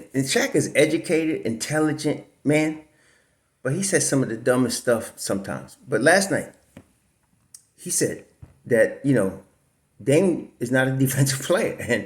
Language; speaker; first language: English; native; English